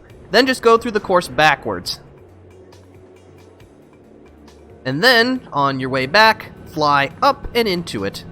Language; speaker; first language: English; native; English